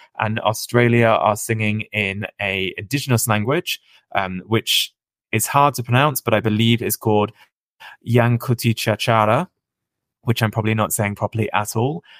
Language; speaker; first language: English; native; English